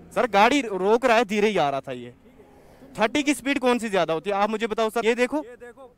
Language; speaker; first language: Hindi; native; Hindi